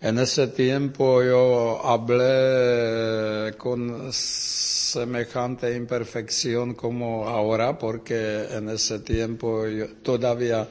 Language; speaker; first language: Spanish; non-native, learner; Czech